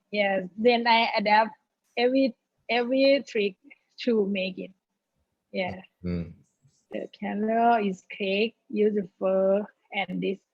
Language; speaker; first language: English; non-native, learner; Thai